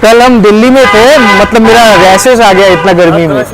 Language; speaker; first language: Hindi; non-native, local second language; Bangla